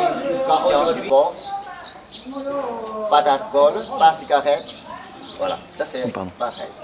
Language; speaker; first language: French; non-native, fluent; Chinese